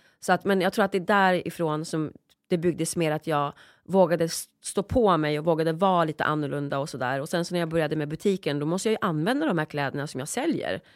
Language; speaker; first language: Swedish; early bilingual, other home language; Polish